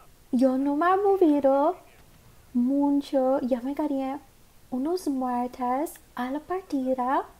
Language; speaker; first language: Spanish; non-native, learner; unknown